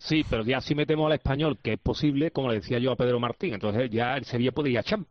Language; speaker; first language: Spanish; native; Spanish